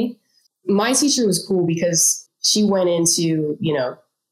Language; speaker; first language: English; native; English